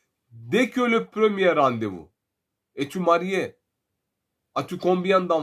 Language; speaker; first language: French; non-native, fluent; Turkish